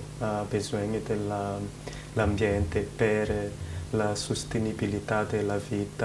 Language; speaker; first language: Italian; non-native, learner; Malagasy